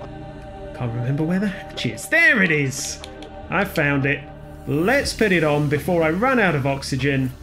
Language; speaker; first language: English; native; English